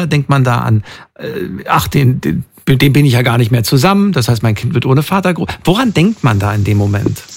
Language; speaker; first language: German; native; German